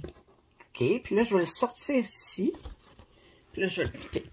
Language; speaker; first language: French; native; French